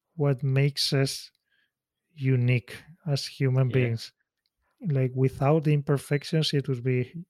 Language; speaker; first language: English; non-native, fluent; Spanish